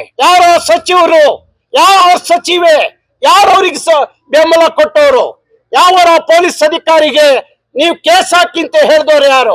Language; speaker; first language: Kannada; native; Kannada